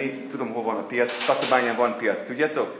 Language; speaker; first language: Hungarian; non-native, fluent; English